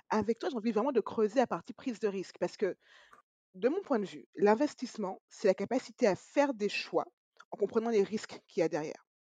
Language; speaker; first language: French; native; French